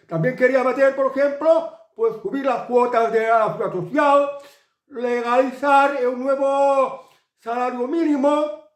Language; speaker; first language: Spanish; native; Spanish